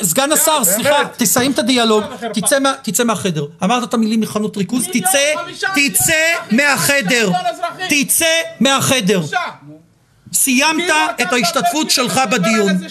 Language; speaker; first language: Hebrew; native; Hebrew